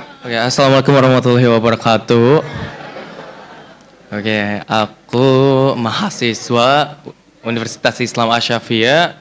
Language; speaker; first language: Indonesian; non-native, fluent; Korean